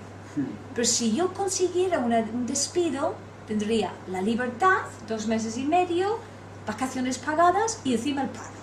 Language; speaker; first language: Spanish; non-native, fluent; English